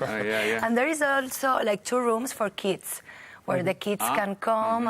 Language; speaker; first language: English; non-native, learner; Catalan